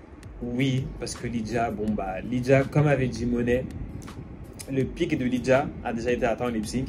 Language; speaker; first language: French; native; French